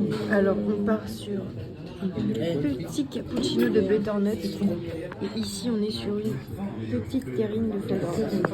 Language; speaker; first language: French; native; French